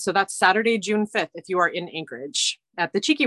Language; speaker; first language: English; native; English